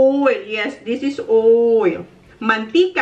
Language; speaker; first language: English; non-native, local second language; Bikol